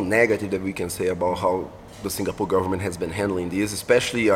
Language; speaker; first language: English; non-native, fluent; Portuguese